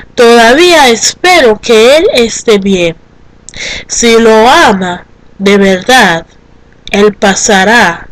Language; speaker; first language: Spanish; non-native, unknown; English